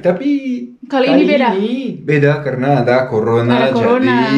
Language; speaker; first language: Indonesian; non-native, learner; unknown